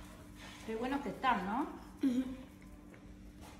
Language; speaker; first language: Spanish; native; Spanish